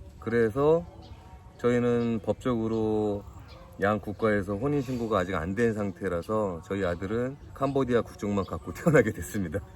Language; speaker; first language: Korean; native; Korean